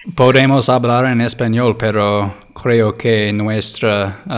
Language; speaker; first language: Spanish; non-native, learner; English